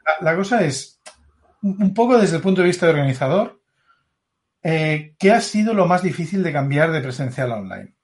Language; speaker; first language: Spanish; native; Spanish